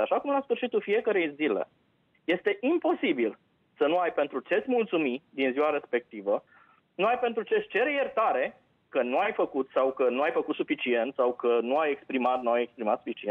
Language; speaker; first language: Romanian; native; Romanian